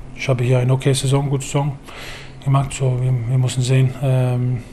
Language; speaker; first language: German; non-native, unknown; Danish